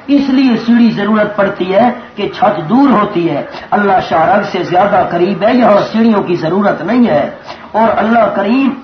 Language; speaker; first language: Urdu; non-native, local second language; Pashto